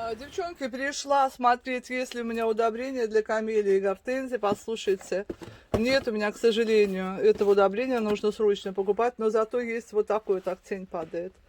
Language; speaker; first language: Russian; native; Russian